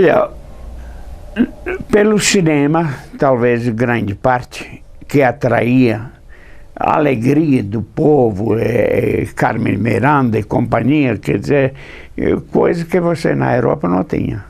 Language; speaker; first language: Portuguese; non-native, fluent; English